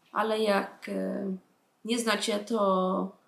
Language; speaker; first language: Polish; early bilingual, heritage; Polish